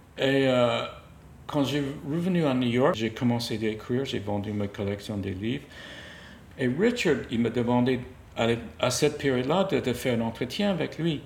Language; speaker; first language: French; non-native, fluent; English